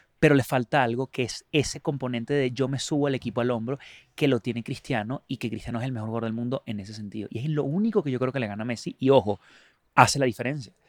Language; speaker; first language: Spanish; native; Spanish